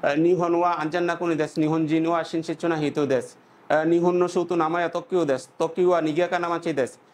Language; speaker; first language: Japanese; non-native, learner; Bangla